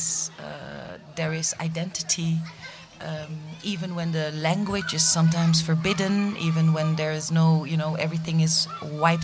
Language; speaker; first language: English; non-native, fluent; Dutch